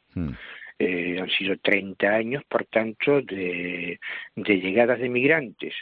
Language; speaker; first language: Spanish; native; Spanish